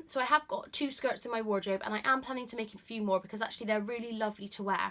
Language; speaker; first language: English; native; English